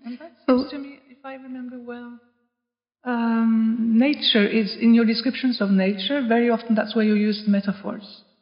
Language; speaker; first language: English; non-native, fluent; Norwegian